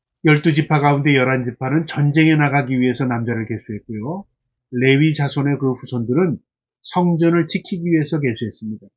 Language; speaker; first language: Korean; native; Korean